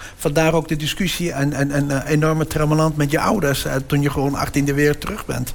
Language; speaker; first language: Dutch; early bilingual, other home language; Turkish